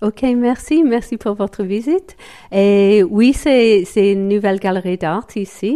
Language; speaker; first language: French; non-native, fluent; English